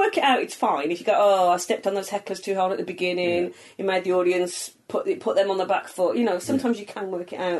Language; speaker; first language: English; native; English